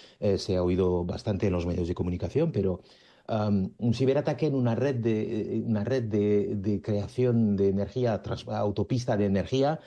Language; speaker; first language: Spanish; native; Spanish